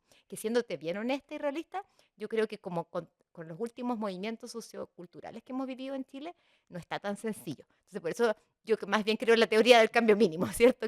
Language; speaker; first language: Spanish; native; Spanish